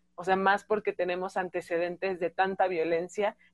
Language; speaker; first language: Spanish; native; Spanish